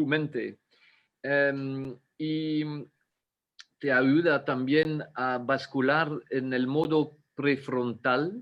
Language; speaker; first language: Spanish; non-native, fluent; French